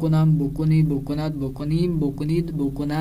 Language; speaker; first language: Persian; non-native, fluent; Urdu